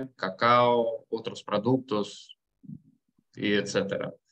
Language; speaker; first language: Spanish; non-native, learner; Russian